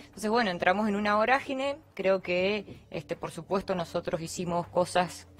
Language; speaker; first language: Spanish; native; Spanish